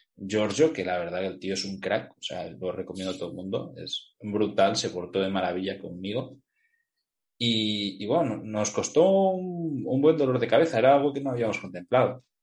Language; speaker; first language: Spanish; native; Spanish